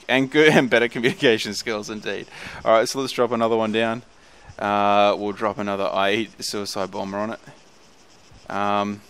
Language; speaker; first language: English; native; English